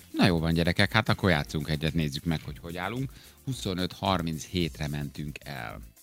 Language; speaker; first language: Hungarian; native; Hungarian